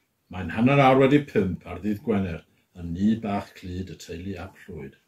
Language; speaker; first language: Welsh; native; Welsh